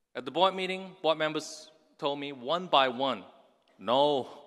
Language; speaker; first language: English; non-native, local second language; Cantonese